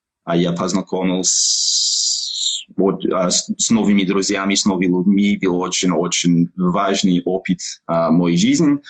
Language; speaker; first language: Russian; non-native, learner; English